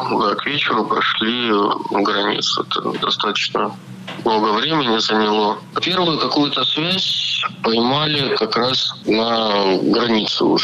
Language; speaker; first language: Russian; native; Russian